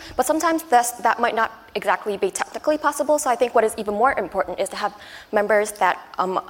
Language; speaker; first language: English; non-native, fluent; Chinese